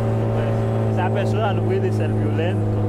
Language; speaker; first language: Spanish; non-native, fluent; Haitian Creole